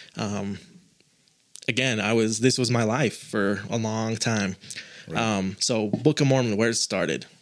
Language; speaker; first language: English; native; English